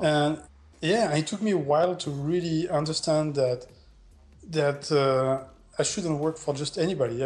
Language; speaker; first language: English; non-native, fluent; French